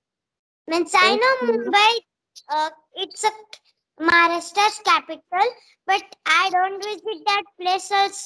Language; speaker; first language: English; non-native, learner; Marathi